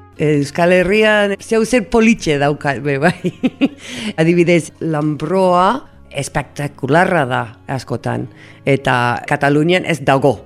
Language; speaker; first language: Basque; non-native, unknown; English